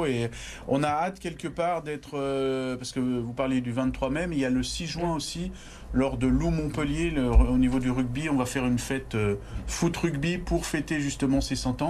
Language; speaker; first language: French; native; French